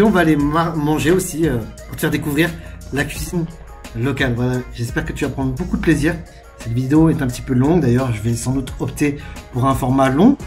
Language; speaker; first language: French; native; French